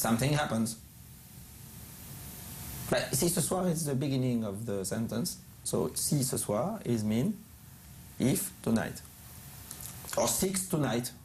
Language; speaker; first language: English; non-native, learner; French